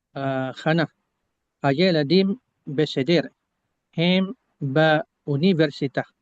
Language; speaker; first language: Hebrew; non-native, learner; Indonesian